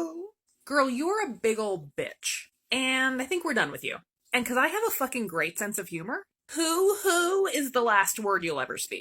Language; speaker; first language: English; native; English